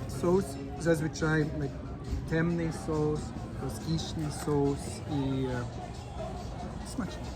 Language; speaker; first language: Ukrainian; non-native, learner; English